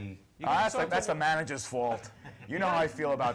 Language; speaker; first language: English; native; English